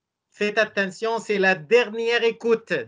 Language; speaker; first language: French; non-native, fluent; Arabic